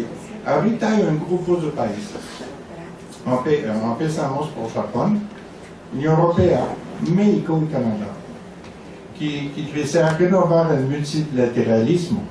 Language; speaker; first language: Spanish; non-native, learner; French